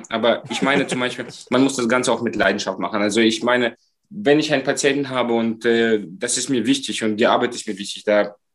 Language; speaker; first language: German; non-native, fluent; Romanian